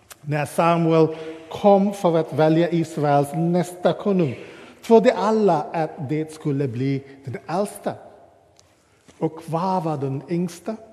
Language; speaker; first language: Swedish; non-native, fluent; English